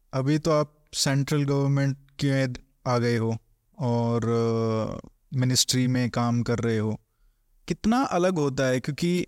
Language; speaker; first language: Hindi; native; Hindi